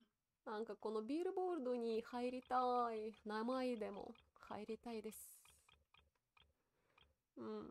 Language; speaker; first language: Japanese; non-native, learner; Russian